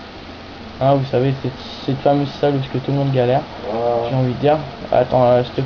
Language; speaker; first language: French; native; French